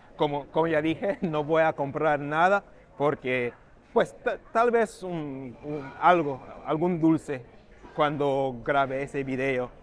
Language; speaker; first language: Spanish; non-native, fluent; English